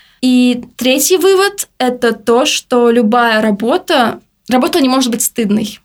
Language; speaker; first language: Russian; native; Russian